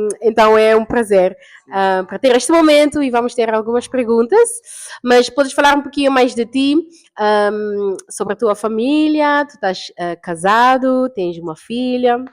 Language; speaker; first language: Portuguese; non-native, fluent; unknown